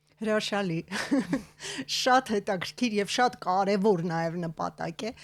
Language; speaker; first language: Armenian; native; Armenian